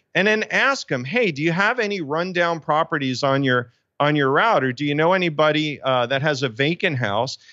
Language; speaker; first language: English; native; English